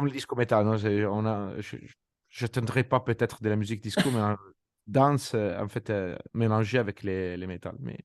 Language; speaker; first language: French; non-native, fluent; Italian